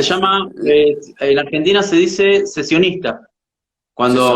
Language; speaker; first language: Spanish; native; Spanish